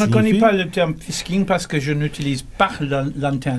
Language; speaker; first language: French; non-native, learner; English